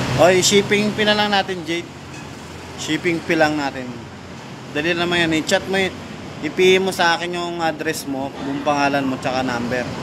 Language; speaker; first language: Filipino; non-native, local second language; Cebuano